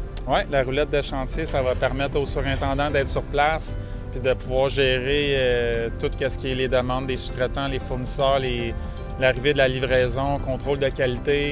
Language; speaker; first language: French; native; French